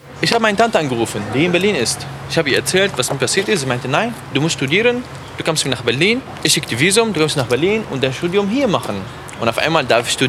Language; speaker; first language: German; non-native, fluent; Arabic